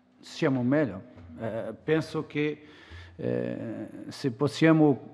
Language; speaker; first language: Italian; non-native, learner; Portuguese